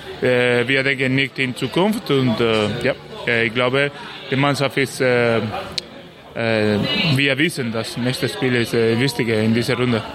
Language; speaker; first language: German; non-native, learner; Spanish